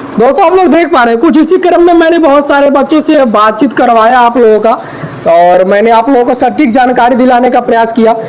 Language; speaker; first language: Hindi; native; Hindi